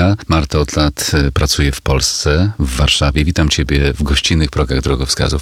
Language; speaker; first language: Polish; native; Polish